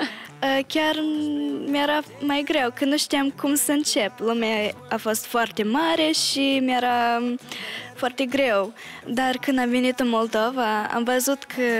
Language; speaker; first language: Romanian; early bilingual, heritage; Romanian